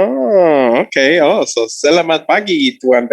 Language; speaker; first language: Indonesian; non-native, learner; English